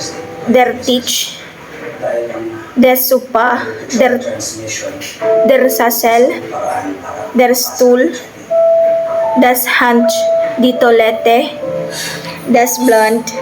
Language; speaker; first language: German; non-native, learner; Bikol